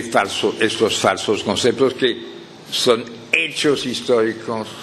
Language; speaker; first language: Spanish; non-native, fluent; French